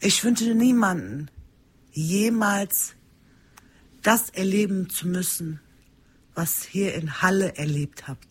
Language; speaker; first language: German; early bilingual, other home language; Turkish